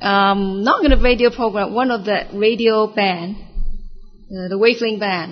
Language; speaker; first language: English; non-native, local second language; Cantonese